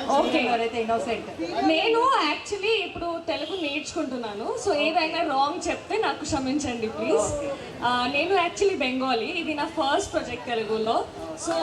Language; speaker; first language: Telugu; non-native, fluent; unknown